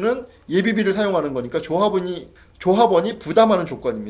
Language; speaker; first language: Korean; native; Korean